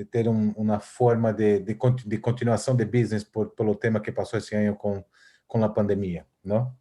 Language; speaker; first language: Portuguese; non-native, fluent; Spanish